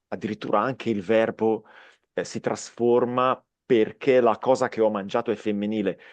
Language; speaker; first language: Italian; native; Italian